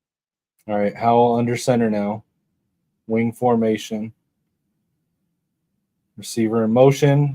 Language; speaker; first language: English; native; English